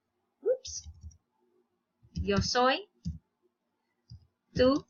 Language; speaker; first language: Spanish; non-native, fluent; English